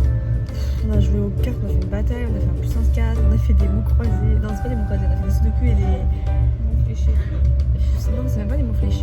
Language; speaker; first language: French; native; French